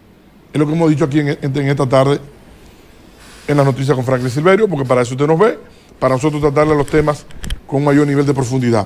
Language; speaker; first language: Spanish; native; Spanish